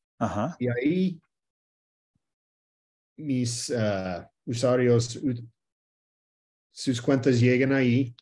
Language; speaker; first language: Spanish; early bilingual, heritage; Spanish